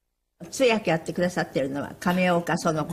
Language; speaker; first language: Japanese; native; Japanese